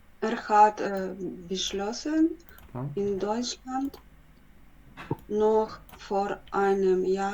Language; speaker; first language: German; non-native, learner; Ukrainian